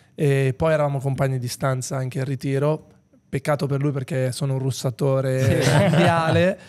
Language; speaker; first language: Italian; native; Italian